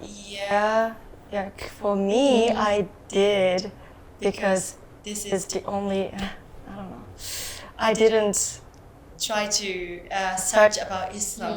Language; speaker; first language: English; non-native, fluent; Japanese